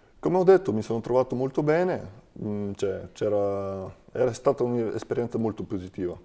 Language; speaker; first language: Italian; non-native, fluent; Bulgarian